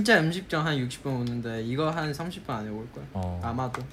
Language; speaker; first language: Korean; non-native, fluent; Chinese